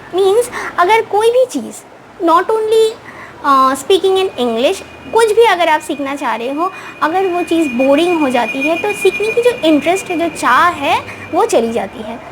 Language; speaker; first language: Hindi; non-native, local second language; Bangla